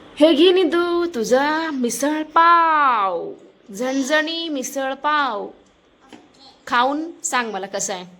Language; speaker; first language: Marathi; non-native, local second language; Kannada